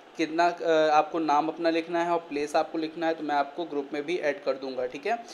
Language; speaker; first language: Hindi; native; Hindi